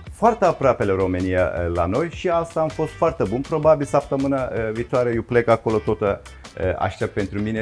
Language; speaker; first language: Romanian; non-native, learner; Turkish